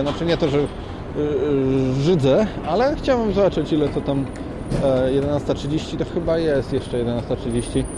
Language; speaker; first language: Polish; native; Polish